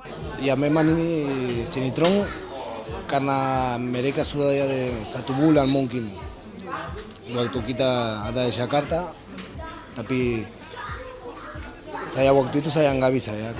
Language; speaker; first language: Indonesian; non-native, fluent; Spanish